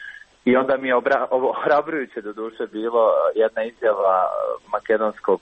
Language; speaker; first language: Croatian; native; Croatian